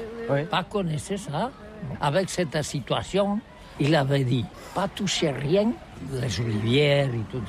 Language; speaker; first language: French; non-native, learner; Catalan